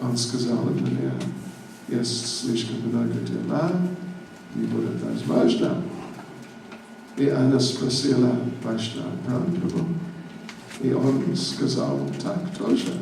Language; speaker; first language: Russian; non-native, learner; English